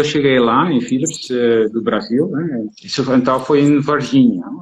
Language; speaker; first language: Portuguese; non-native, fluent; Dutch